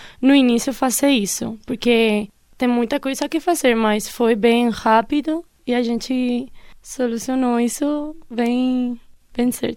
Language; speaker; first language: Portuguese; non-native, fluent; Spanish